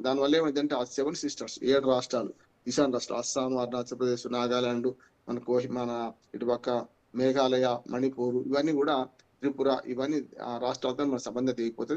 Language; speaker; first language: Telugu; native; Telugu